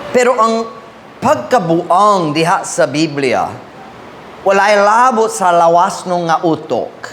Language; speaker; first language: Cebuano; non-native, fluent; English